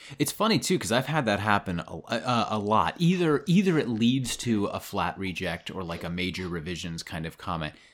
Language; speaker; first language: English; native; English